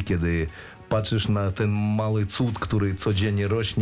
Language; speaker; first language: Polish; non-native, fluent; Russian